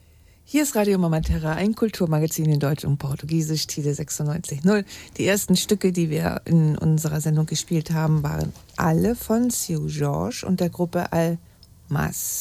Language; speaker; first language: German; native; German